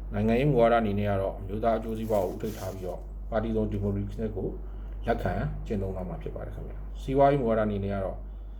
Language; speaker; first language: Burmese; non-native, local second language; Hakha Chin